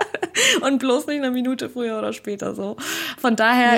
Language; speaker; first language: German; early bilingual, other home language; Russian